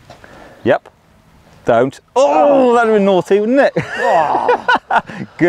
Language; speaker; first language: English; native; English